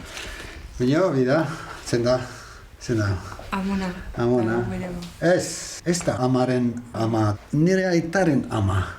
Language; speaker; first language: Basque; non-native, learner; Arabic